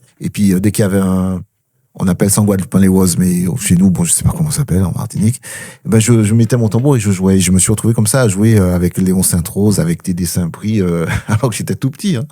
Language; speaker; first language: French; early bilingual, other home language; Spanish